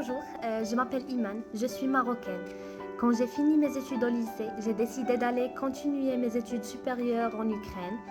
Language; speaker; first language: French; non-native, local second language; Arabic